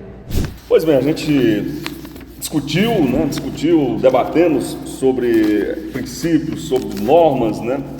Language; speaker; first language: Portuguese; native; Portuguese